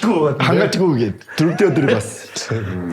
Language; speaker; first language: Mongolian; non-native, fluent; Korean